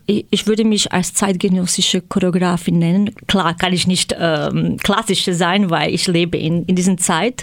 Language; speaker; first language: German; non-native, fluent; Croatian